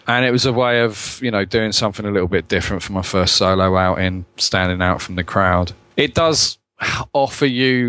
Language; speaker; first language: English; native; English